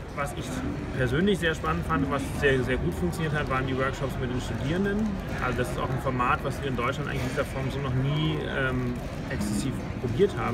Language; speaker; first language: German; native; German